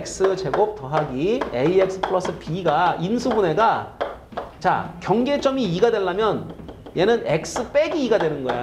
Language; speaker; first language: Korean; native; Korean